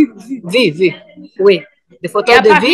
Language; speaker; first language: French; non-native, learner; Hebrew